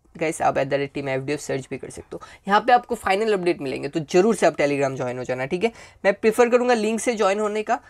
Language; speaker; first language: Hindi; native; Hindi